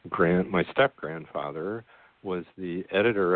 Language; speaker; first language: English; native; English